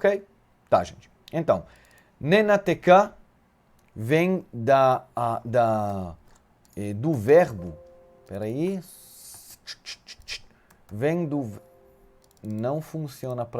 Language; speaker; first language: Portuguese; non-native, fluent; Hebrew